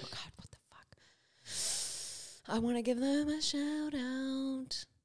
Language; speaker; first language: English; native; English